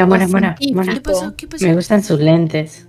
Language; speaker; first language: Spanish; native; Spanish